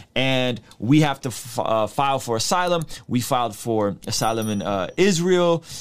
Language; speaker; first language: English; early bilingual, other home language; Russian